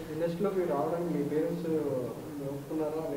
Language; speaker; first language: Telugu; native; Telugu